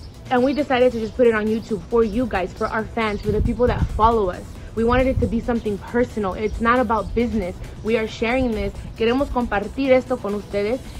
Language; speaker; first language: English; early bilingual, other home language; Spanish